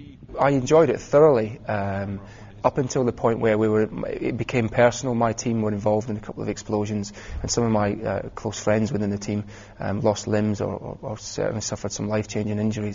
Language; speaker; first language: English; native; English